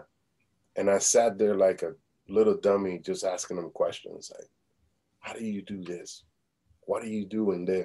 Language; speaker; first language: English; early bilingual, other home language; Spanish